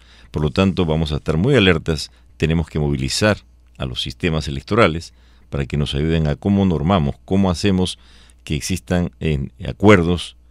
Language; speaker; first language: Spanish; native; Spanish